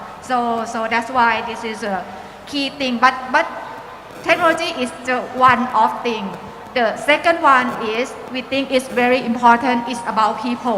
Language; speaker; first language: English; non-native, learner; Thai